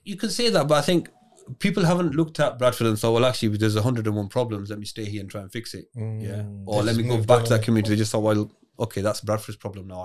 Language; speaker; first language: English; native; English